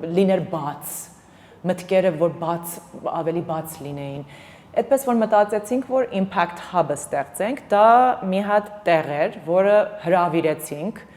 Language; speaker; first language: Armenian; early bilingual, heritage; Armenian